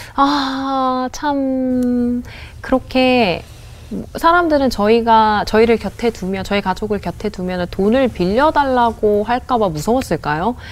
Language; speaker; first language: Korean; non-native, fluent; English